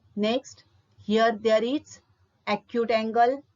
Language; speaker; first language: English; non-native, local second language; Marathi